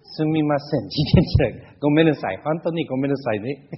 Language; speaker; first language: Japanese; non-native, fluent; English